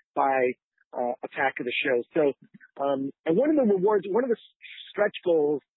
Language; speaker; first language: English; native; English